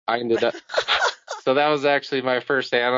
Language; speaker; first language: English; native; English